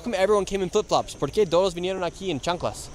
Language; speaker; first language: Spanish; non-native, learner; English